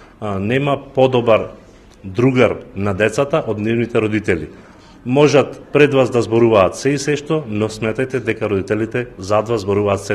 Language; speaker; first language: Macedonian; native; Macedonian